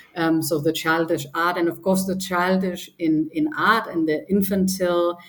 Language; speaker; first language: English; non-native, fluent; Danish